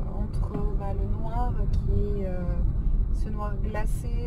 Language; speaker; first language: French; native; French